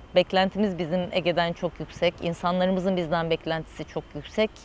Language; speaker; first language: Turkish; native; Turkish